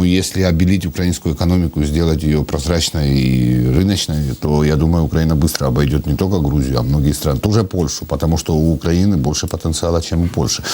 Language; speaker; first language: Russian; non-native, local second language; Georgian